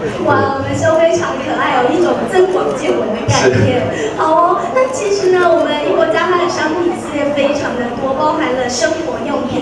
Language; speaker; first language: Chinese; native; Chinese